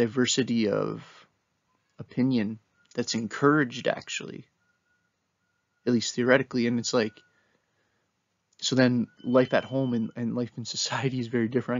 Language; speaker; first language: English; native; English